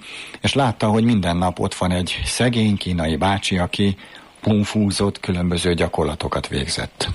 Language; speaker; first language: Hungarian; native; Hungarian